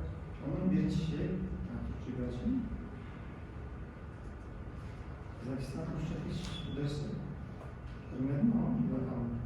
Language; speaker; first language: Turkish; non-native, learner; Kazakh